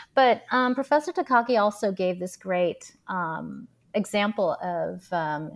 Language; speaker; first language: English; early bilingual, other home language; Filipino